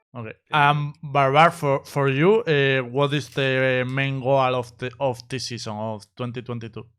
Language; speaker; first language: English; non-native, learner; Spanish